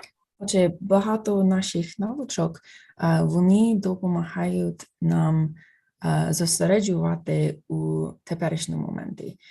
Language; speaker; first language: Ukrainian; non-native, fluent; English